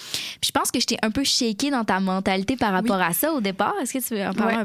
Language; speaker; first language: French; native; French